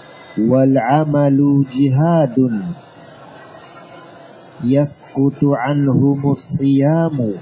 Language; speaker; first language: Arabic; non-native, fluent; Indonesian